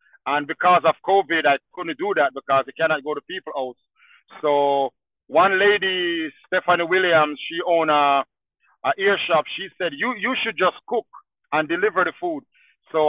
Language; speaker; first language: English; non-native, local second language; Jamaican Creole English